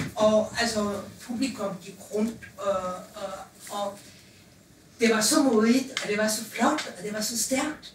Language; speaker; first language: Danish; non-native, fluent; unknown